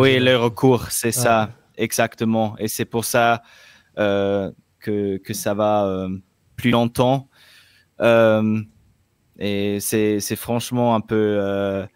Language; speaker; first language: French; non-native, local second language; German